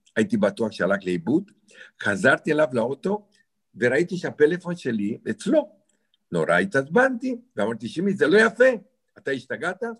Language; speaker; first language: Hebrew; non-native, fluent; Romanian